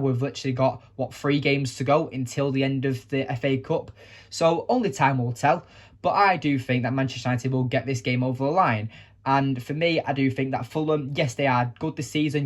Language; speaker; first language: English; native; English